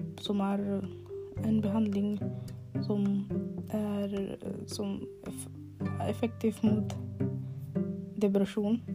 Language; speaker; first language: Norwegian; non-native, learner; Arabic